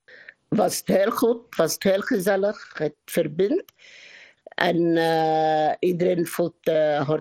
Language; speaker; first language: Dutch; non-native, learner; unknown